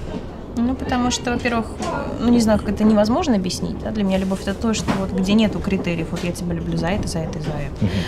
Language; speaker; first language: Russian; native; Russian